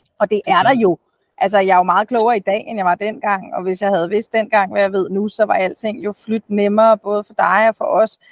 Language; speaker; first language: Danish; native; Danish